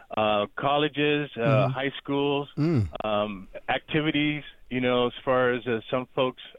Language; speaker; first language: English; native; English